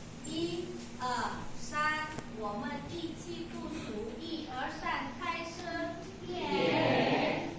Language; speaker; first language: Chinese; non-native, learner; Indonesian